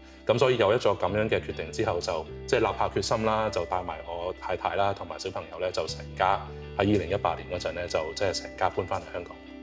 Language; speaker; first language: Cantonese; native; Cantonese